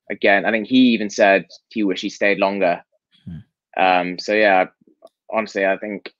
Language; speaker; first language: English; native; English